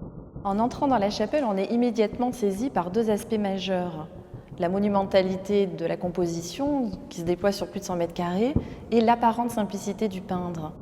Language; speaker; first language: French; native; French